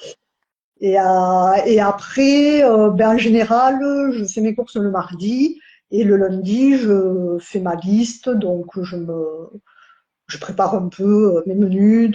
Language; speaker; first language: French; native; French